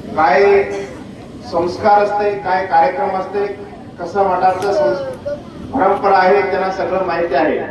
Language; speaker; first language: Marathi; non-native, local second language; Kannada